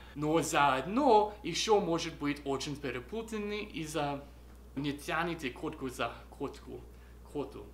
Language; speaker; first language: Russian; non-native, fluent; English